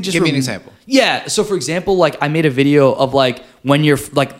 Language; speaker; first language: English; native; English